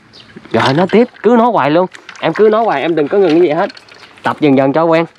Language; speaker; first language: Vietnamese; native; Vietnamese